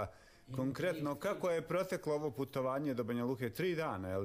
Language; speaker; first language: Serbian; native; Serbian